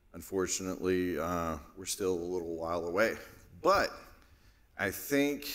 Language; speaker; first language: English; native; English